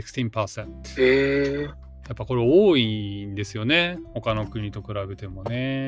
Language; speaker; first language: Japanese; native; Japanese